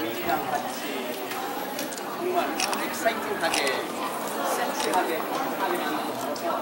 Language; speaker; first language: Korean; early bilingual, heritage; English